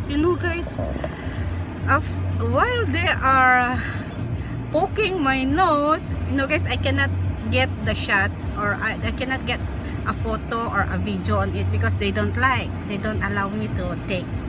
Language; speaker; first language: English; non-native, local second language; Filipino